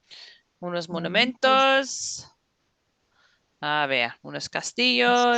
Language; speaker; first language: Spanish; non-native, fluent; English